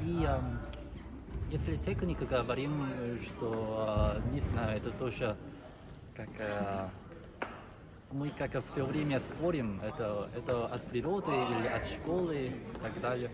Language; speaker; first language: Russian; non-native, fluent; Korean